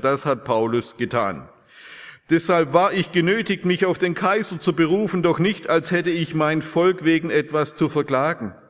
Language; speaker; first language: German; native; German